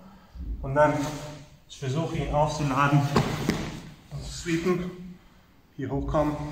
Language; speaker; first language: German; non-native, fluent; English